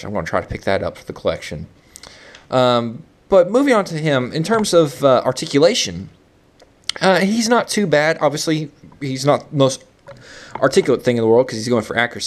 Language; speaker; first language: English; native; English